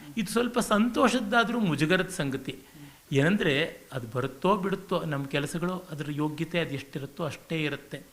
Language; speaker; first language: Kannada; native; Kannada